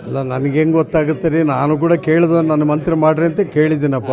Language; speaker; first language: Kannada; native; Kannada